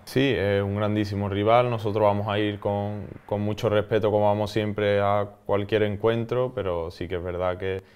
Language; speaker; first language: Spanish; native; Spanish